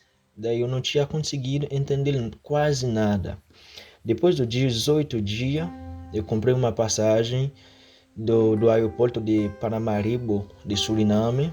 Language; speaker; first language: Portuguese; non-native, fluent; Haitian Creole